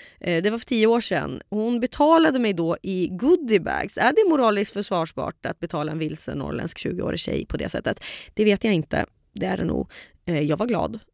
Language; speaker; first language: Swedish; native; Swedish